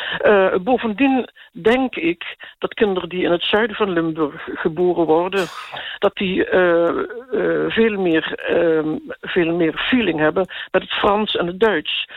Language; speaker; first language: Dutch; native; Dutch